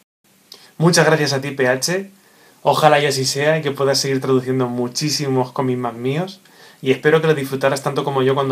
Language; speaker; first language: Spanish; native; Spanish